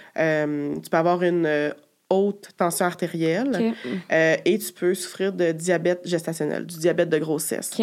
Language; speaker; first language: French; native; French